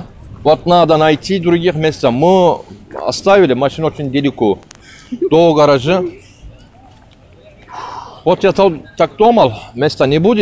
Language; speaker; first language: Russian; non-native, learner; Turkish